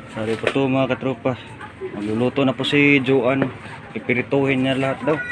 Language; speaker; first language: Filipino; native; Filipino